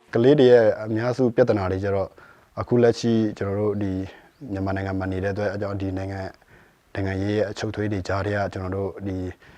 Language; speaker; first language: Burmese; non-native, local second language; Pa'o Karen